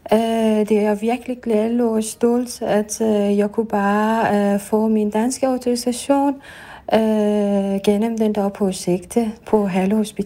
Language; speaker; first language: Danish; non-native, fluent; Persian